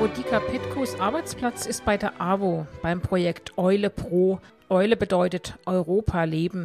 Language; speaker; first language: German; native; German